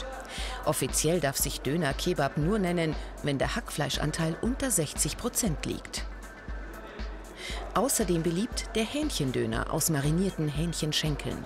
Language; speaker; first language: German; native; German